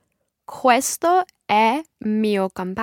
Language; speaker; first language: Italian; non-native, learner; English